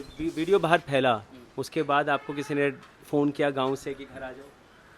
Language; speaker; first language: Hindi; native; Hindi